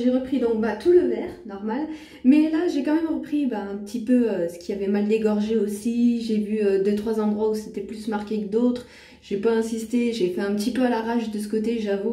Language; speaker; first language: French; native; French